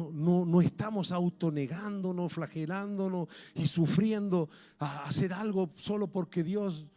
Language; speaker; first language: Spanish; native; Spanish